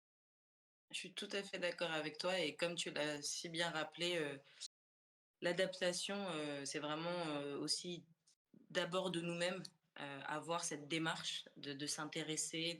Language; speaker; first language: French; non-native, local second language; Comorian